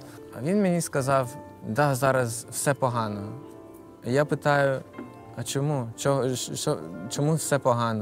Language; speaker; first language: Ukrainian; non-native, fluent; English